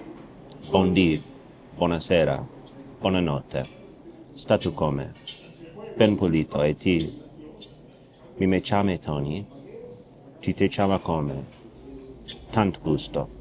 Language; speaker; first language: Italian; non-native, learner; English